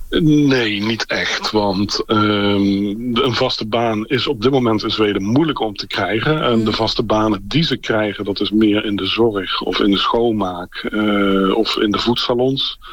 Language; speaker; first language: Dutch; native; Dutch